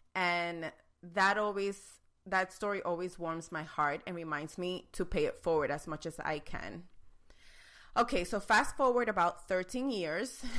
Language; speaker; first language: English; native; English